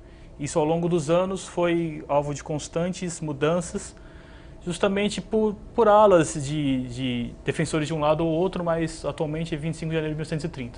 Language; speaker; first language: Portuguese; native; Portuguese